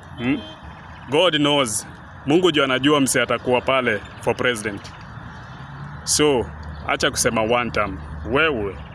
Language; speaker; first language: Swahili; native; Swahili